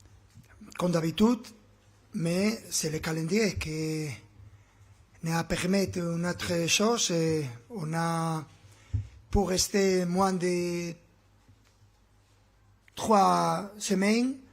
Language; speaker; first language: French; non-native, fluent; Spanish